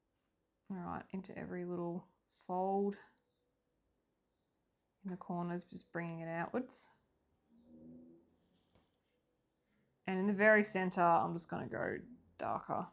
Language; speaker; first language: English; native; English